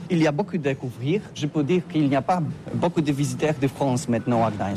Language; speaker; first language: French; non-native, learner; Polish